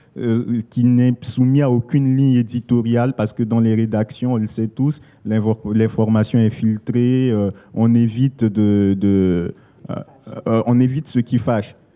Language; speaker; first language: French; non-native, local second language; Sango